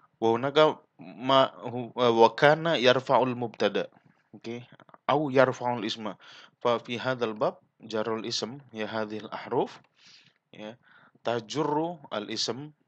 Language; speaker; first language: Arabic; non-native, fluent; Malay